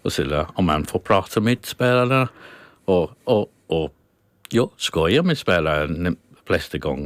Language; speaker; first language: Swedish; non-native, learner; English